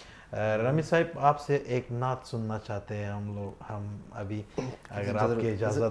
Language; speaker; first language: Hindi; non-native, fluent; Pashto